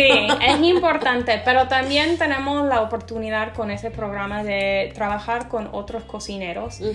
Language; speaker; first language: Spanish; non-native, fluent; English